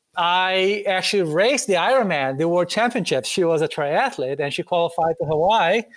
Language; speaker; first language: English; non-native, fluent; Portuguese